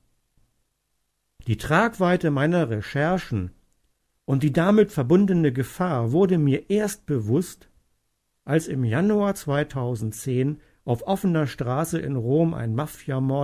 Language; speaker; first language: German; native; German